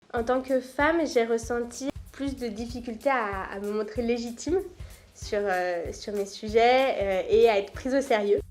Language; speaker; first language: French; native; French